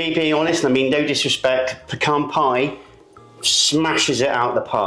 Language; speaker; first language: English; native; English